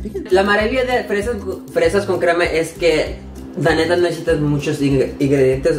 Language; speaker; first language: Spanish; early bilingual, heritage; Spanish